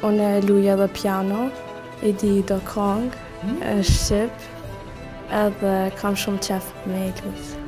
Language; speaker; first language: Albanian; early bilingual, other home language; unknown